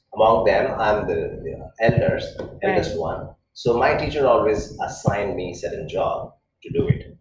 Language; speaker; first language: English; non-native, local second language; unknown